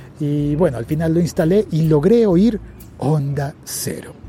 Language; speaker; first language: Spanish; native; Spanish